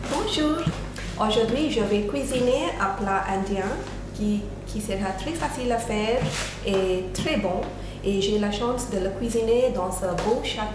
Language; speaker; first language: French; non-native, fluent; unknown